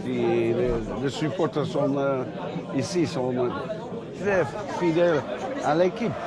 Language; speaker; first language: French; non-native, fluent; Dutch